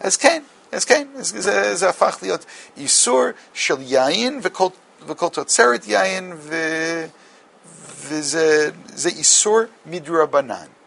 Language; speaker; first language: Hebrew; non-native, fluent; English